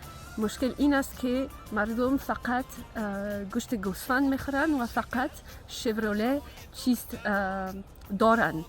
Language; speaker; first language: Persian; non-native, learner; French